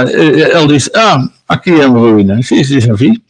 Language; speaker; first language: Portuguese; non-native, learner; Dutch